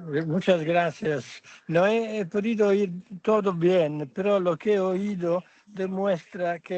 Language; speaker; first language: Spanish; non-native, fluent; Italian